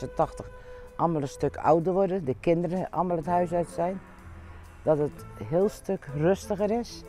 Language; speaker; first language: Dutch; native; Dutch